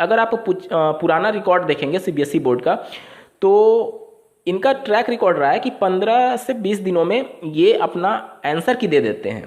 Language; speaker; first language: Hindi; native; Hindi